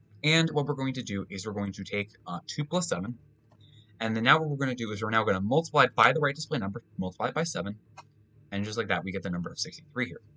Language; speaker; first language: English; native; English